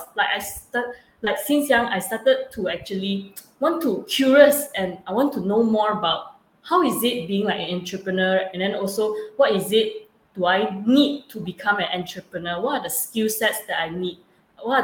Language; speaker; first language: English; non-native, local second language; Chinese